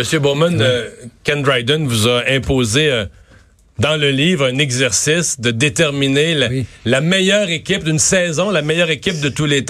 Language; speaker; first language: French; native; French